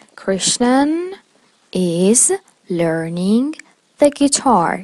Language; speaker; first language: English; non-native, fluent; Persian